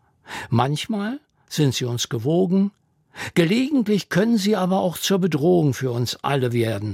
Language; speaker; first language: German; native; German